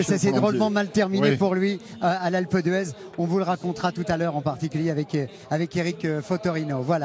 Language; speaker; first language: French; native; French